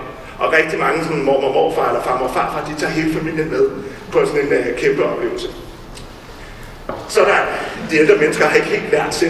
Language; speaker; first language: Danish; native; Danish